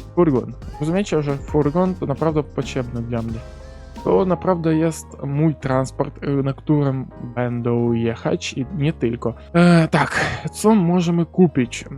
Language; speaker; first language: Polish; non-native, learner; Ukrainian